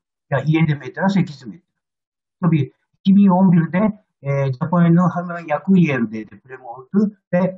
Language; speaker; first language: Turkish; non-native, learner; Japanese